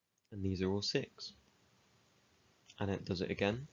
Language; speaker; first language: English; native; English